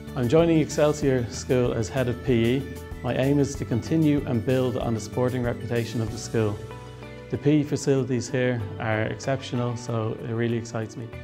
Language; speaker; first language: English; native; English